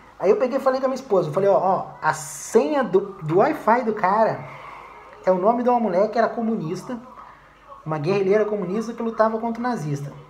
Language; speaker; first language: Portuguese; native; Portuguese